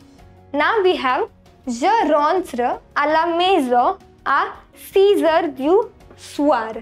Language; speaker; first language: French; non-native, fluent; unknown